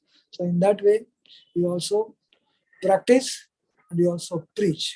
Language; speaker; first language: English; non-native, local second language; Hindi